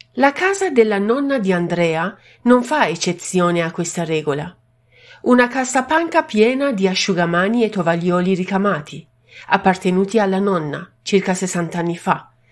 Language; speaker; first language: Italian; non-native, fluent; Persian